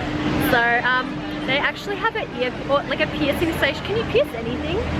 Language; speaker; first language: English; native; English